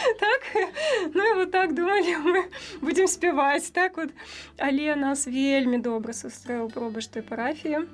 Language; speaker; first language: Belarusian; native; Belarusian